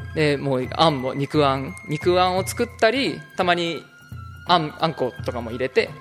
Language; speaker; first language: Japanese; early bilingual, other home language; English